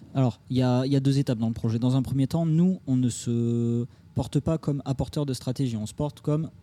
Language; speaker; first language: French; native; French